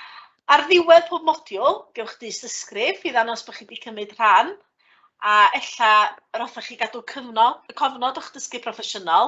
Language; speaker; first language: Welsh; native; Welsh